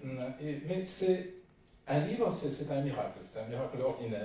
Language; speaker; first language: French; non-native, fluent; Russian